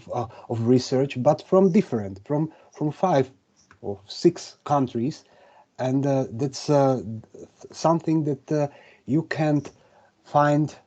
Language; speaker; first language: English; non-native, fluent; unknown